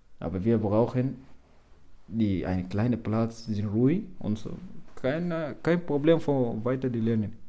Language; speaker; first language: German; non-native, learner; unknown